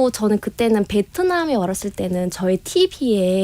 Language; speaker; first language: Korean; non-native, fluent; Vietnamese